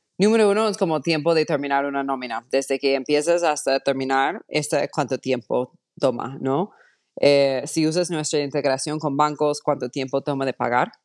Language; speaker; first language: Spanish; non-native, fluent; English